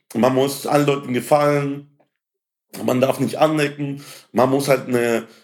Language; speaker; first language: German; native; German